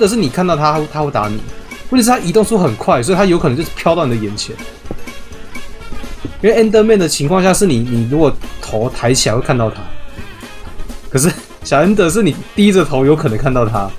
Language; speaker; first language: Chinese; native; Chinese